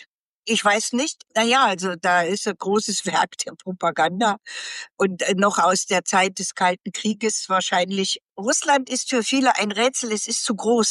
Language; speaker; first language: German; native; German